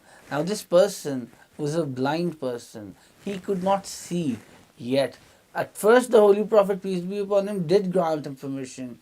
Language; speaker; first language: English; non-native, local second language; Urdu